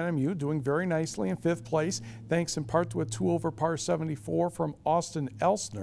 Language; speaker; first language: English; native; English